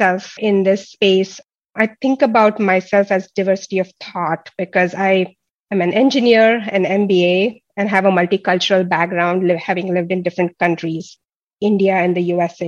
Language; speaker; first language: English; non-native, local second language; Hindi